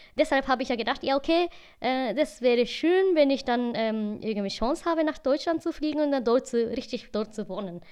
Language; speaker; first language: German; non-native, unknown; Japanese